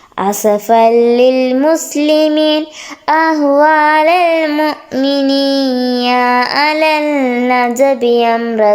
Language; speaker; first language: Arabic; non-native, learner; Malayalam